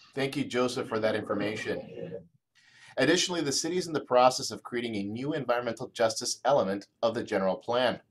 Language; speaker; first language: English; native; English